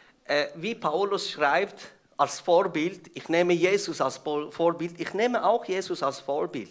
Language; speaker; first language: German; non-native, fluent; Persian